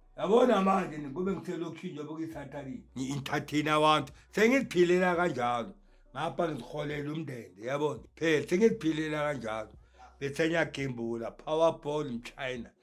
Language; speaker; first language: Zulu; native; Zulu